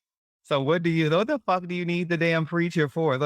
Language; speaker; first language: English; native; English